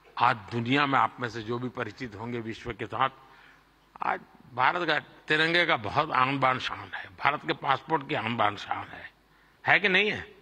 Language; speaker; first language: Hindi; non-native, local second language; Gujarati